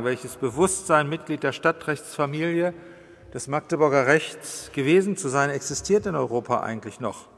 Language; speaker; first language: German; native; German